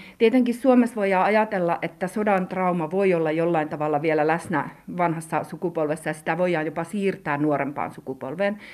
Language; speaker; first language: Finnish; native; Finnish